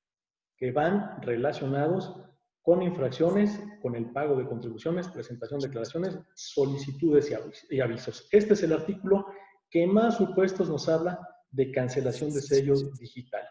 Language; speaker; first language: Spanish; native; Spanish